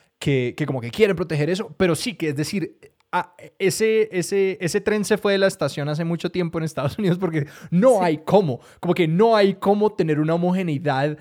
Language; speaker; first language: Spanish; native; Spanish